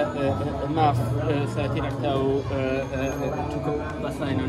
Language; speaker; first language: Indonesian; non-native, learner; German